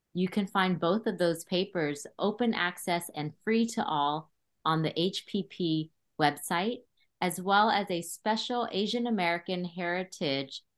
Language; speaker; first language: English; early bilingual, other home language; Khmer